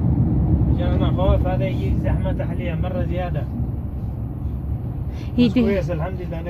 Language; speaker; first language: Arabic; non-native, learner; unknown